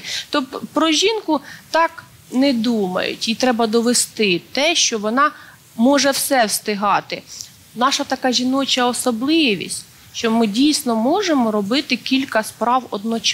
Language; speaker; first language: Ukrainian; native; Ukrainian